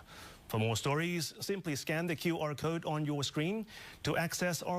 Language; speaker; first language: English; non-native, fluent; Thai